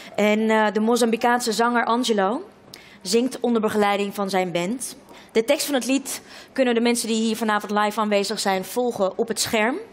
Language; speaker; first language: Dutch; early bilingual, other home language; Russian